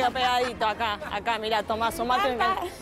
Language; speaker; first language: Spanish; native; Spanish